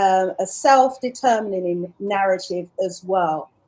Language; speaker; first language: English; native; English